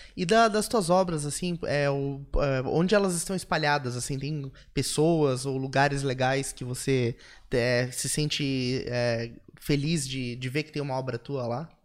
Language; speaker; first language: Portuguese; native; Portuguese